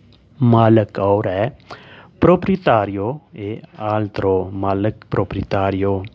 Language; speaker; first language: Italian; non-native, learner; Urdu